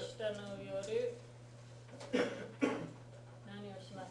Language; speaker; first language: Japanese; non-native, fluent; English